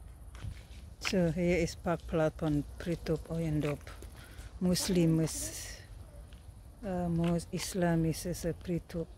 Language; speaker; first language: German; non-native, learner; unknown